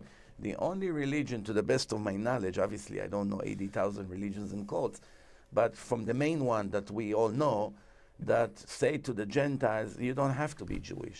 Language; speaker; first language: English; non-native, fluent; Hebrew